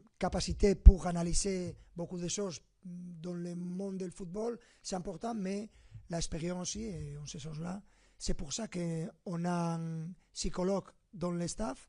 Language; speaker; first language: French; non-native, fluent; Spanish